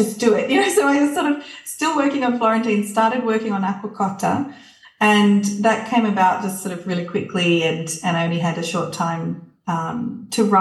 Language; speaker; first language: English; native; English